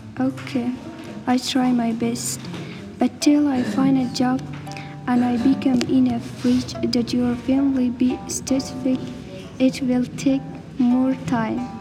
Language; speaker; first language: English; non-native, learner; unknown